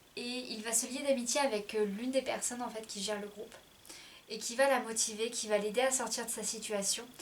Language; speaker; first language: French; native; French